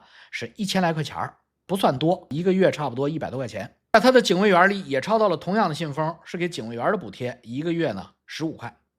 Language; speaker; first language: Chinese; native; Chinese